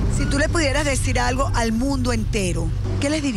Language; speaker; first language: Spanish; native; Spanish